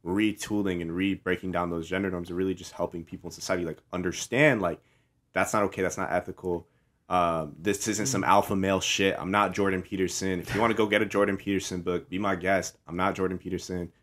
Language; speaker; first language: English; native; English